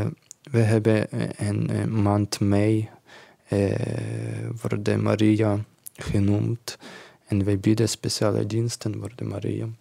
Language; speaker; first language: Dutch; non-native, learner; Ukrainian